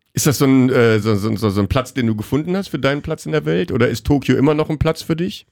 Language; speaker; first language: German; native; German